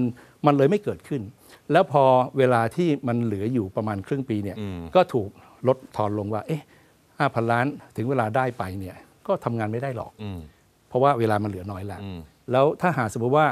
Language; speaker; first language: Thai; native; Thai